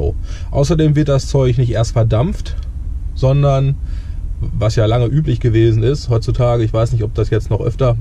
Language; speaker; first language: German; native; German